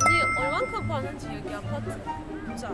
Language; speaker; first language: Korean; non-native, fluent; Russian